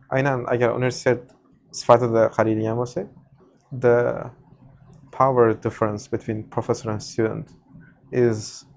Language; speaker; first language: English; non-native, fluent; Uzbek